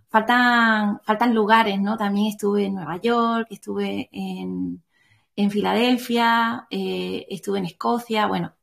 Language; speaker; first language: Spanish; native; Spanish